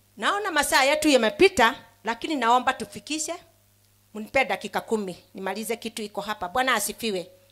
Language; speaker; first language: Swahili; non-native, local second language; Kikuyu